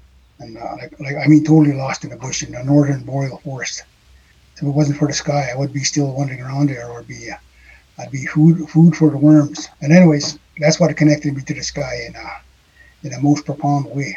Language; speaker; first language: English; native; English